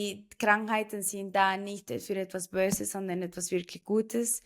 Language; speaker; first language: German; non-native, fluent; Spanish